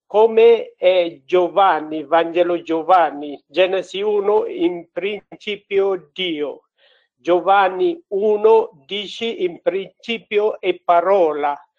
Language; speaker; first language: Italian; non-native, learner; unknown